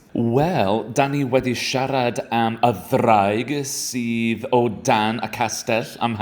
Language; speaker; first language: Welsh; non-native, learner; English